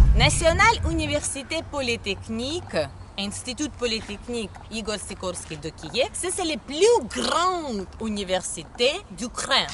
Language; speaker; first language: French; non-native, learner; Ukrainian